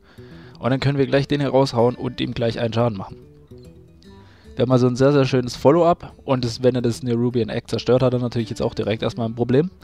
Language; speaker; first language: German; native; German